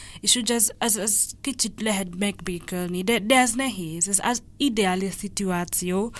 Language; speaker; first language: Hungarian; non-native, learner; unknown